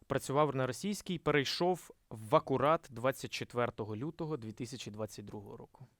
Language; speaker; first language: Ukrainian; non-native, local second language; Russian